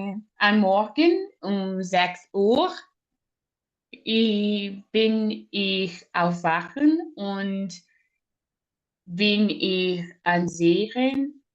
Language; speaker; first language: German; non-native, learner; Portuguese